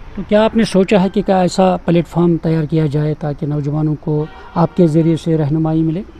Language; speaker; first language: Hindi; non-native, local second language; Kashmiri